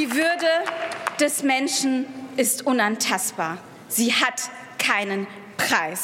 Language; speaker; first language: German; early bilingual, other home language; Persian